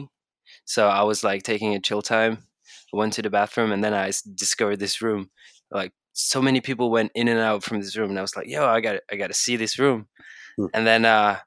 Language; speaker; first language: English; non-native, fluent; Norwegian